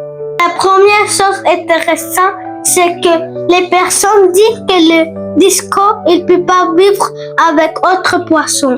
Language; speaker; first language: French; non-native, learner; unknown